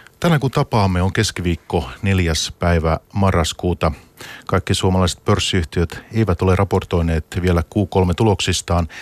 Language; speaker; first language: Finnish; native; Finnish